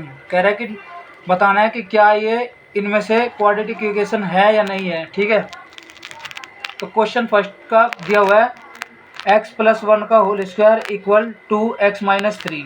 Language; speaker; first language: Hindi; native; Hindi